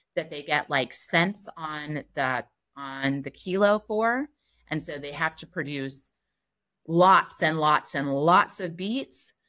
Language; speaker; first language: English; native; English